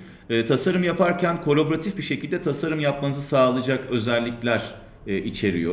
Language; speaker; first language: Turkish; native; Turkish